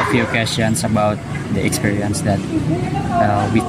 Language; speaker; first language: English; non-native, learner; Indonesian